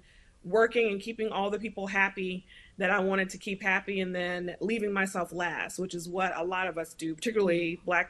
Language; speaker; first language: English; native; English